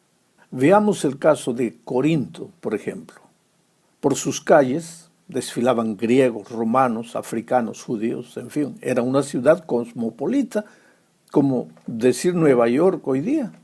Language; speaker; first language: Spanish; native; Spanish